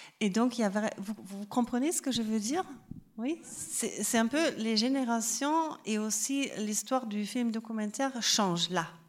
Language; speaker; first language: French; non-native, fluent; German